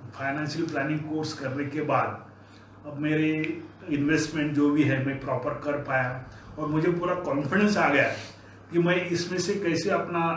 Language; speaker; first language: Hindi; non-native, local second language; Marathi